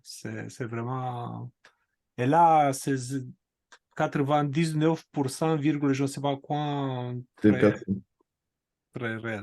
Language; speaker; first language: French; non-native, fluent; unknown